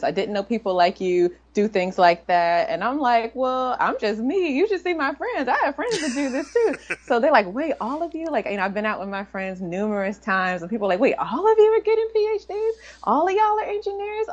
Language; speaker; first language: English; native; English